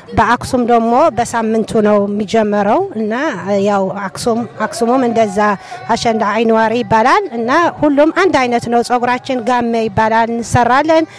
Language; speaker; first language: Amharic; non-native, local second language; Tigrinya